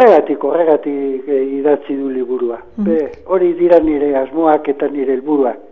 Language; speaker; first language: Basque; non-native, local second language; Spanish